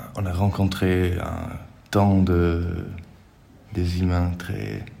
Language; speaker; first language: French; non-native, learner; German